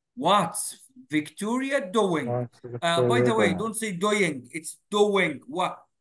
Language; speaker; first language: English; non-native, fluent; Arabic